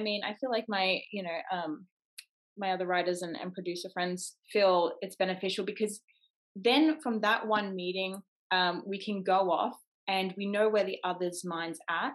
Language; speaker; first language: English; native; English